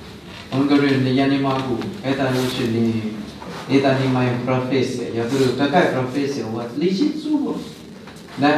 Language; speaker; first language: Russian; non-native, fluent; Thai